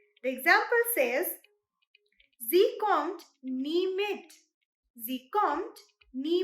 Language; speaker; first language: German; non-native, fluent; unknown